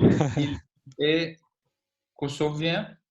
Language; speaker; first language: French; non-native, learner; Albanian